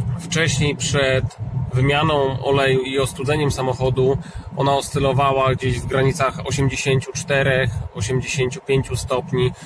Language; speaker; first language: Polish; native; Polish